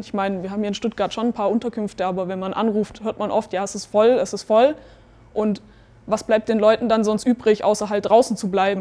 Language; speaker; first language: German; native; German